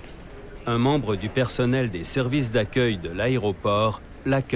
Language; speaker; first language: French; native; French